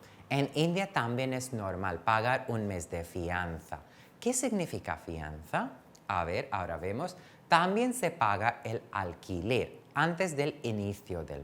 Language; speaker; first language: Spanish; non-native, fluent; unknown